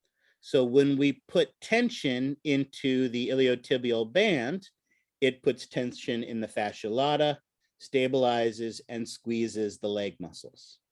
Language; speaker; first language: English; native; English